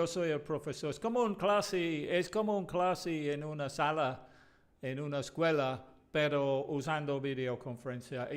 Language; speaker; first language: Spanish; non-native, fluent; English